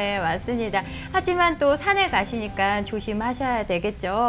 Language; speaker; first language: Korean; native; Korean